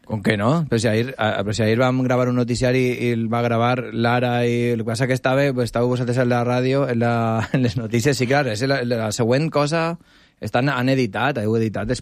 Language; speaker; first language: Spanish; non-native, local second language; Catalan